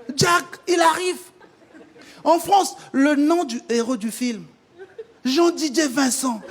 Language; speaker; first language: French; non-native, local second language; Lingala